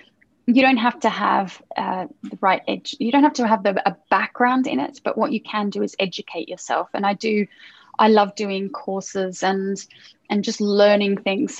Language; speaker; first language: English; native; English